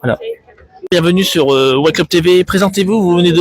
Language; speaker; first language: French; native; French